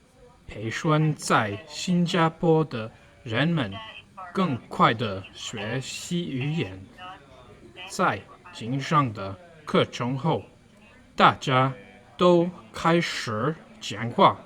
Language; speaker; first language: Chinese; non-native, learner; English